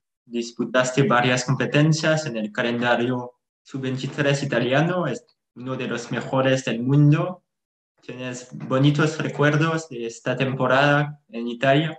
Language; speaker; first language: Spanish; non-native, fluent; French